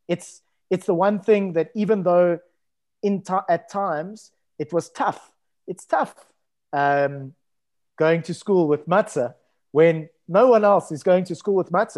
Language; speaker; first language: English; native; English